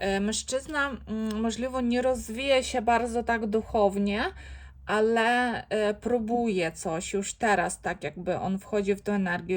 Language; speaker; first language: Polish; non-native, fluent; Ukrainian